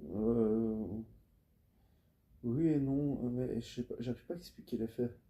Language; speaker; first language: French; native; French